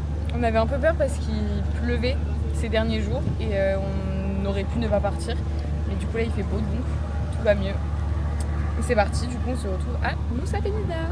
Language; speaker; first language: French; native; French